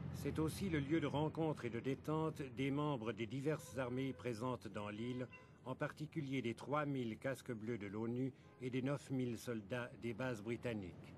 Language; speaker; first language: French; native; French